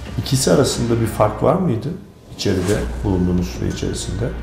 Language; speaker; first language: Turkish; native; Turkish